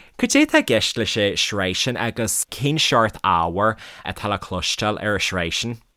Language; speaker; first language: Irish; native; Irish